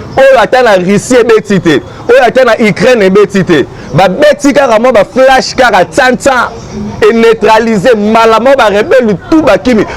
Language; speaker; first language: Lingala; native; Lingala